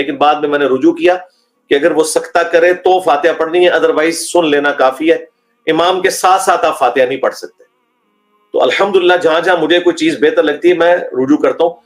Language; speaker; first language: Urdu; non-native, local second language; Punjabi